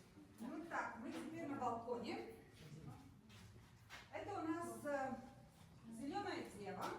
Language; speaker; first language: Russian; non-native, local second language; Latvian